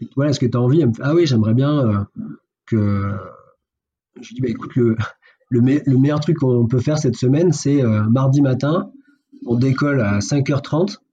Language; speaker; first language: French; native; French